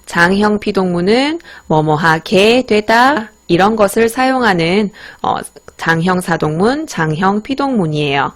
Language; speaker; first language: Korean; native; Korean